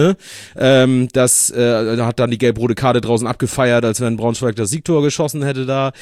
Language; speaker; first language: German; native; German